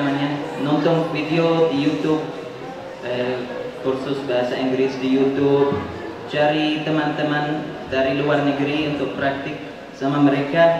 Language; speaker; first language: Indonesian; non-native, fluent; Arabic